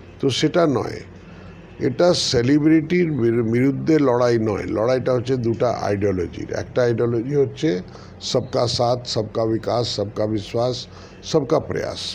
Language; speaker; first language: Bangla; non-native, local second language; Punjabi